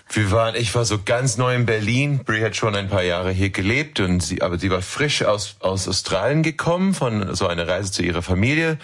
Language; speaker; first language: German; non-native, fluent; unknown